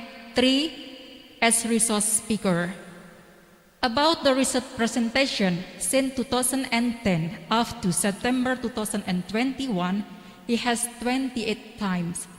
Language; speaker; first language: English; non-native, learner; Indonesian